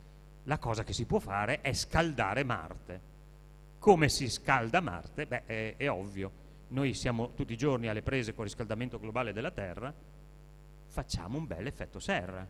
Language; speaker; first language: Italian; native; Italian